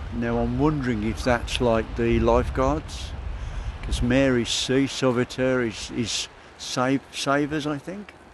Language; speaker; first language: English; native; English